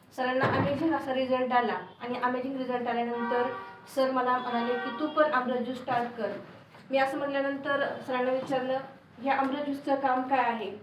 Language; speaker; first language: Marathi; native; Marathi